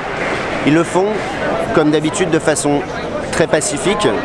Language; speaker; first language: French; native; French